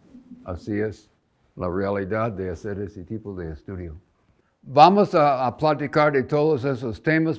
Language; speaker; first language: Spanish; non-native, fluent; English